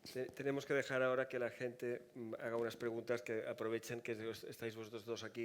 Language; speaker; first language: Spanish; native; Spanish